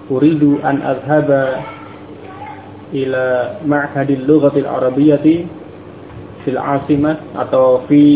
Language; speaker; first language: Arabic; non-native, fluent; Indonesian